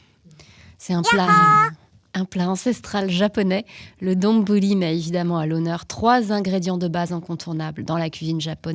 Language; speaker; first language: French; native; French